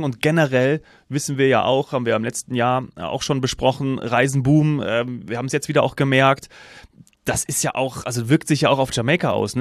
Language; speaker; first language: German; native; German